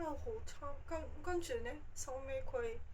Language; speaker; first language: Cantonese; non-native, fluent; Japanese